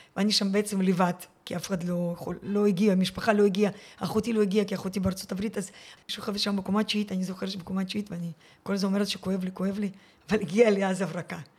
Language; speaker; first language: Hebrew; early bilingual, other home language; Russian